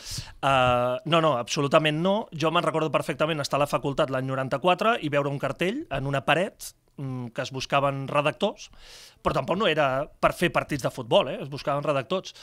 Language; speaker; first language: Catalan; native; Catalan